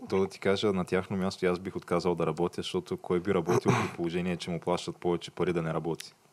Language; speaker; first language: Bulgarian; native; Bulgarian